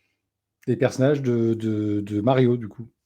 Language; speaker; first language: French; native; French